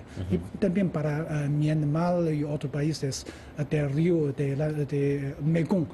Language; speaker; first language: Spanish; non-native, fluent; Chinese